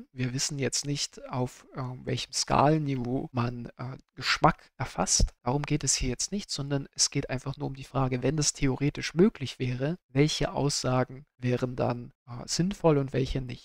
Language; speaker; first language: German; native; German